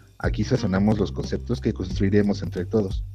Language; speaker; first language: Spanish; native; Spanish